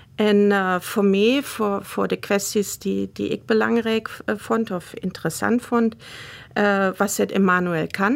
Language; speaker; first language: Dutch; non-native, fluent; German